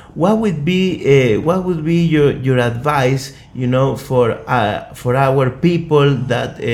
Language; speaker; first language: English; non-native, fluent; Spanish